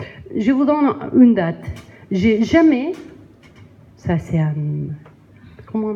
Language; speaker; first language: French; non-native, learner; Spanish